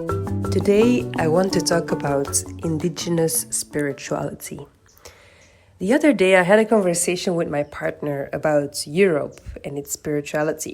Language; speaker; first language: English; non-native, fluent; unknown